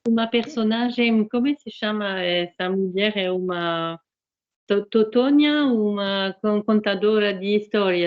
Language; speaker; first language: Portuguese; non-native, fluent; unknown